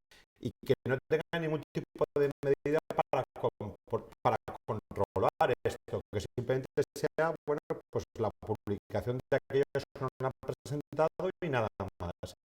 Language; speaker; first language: Spanish; native; Spanish